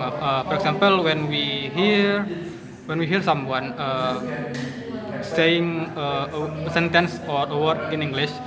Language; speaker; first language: English; non-native, learner; Indonesian